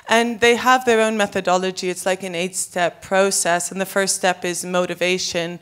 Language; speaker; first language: English; native; English